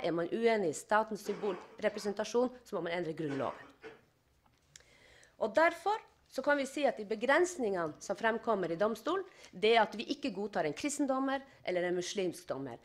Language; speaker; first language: Norwegian; early bilingual, other home language; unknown